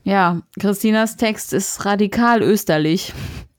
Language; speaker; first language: German; native; German